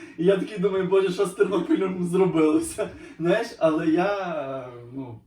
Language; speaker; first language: Ukrainian; native; Ukrainian